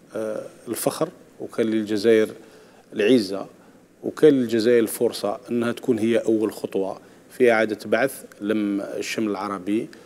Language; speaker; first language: Arabic; native; Arabic